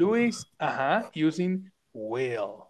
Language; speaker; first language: English; non-native, fluent; Spanish